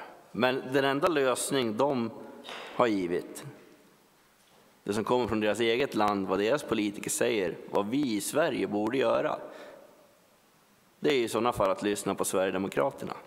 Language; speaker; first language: Swedish; native; Swedish